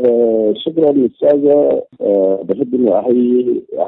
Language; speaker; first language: Arabic; native; Arabic